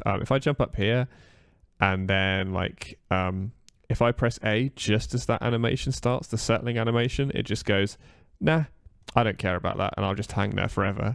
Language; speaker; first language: English; native; English